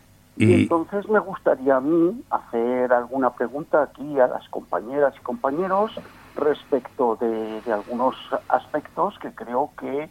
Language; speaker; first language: Spanish; native; Spanish